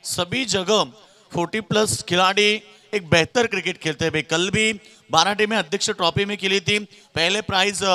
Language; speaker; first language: Hindi; non-native, local second language; Marathi